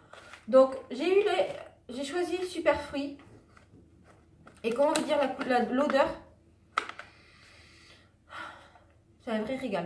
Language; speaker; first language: French; native; French